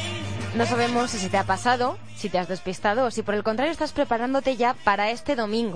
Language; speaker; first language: Spanish; native; Spanish